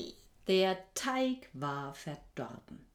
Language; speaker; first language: German; native; German